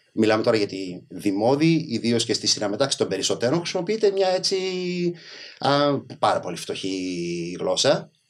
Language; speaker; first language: Greek; early bilingual, other home language; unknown